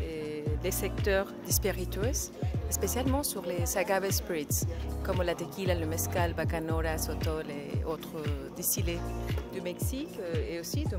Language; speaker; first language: French; non-native, fluent; Spanish